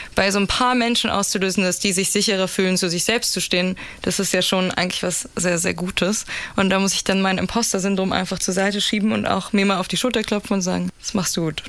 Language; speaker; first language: German; native; German